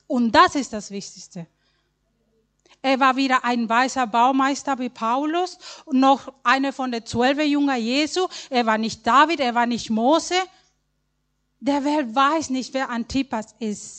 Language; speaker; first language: German; non-native, learner; Spanish